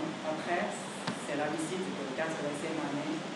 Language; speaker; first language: French; non-native, learner; Vietnamese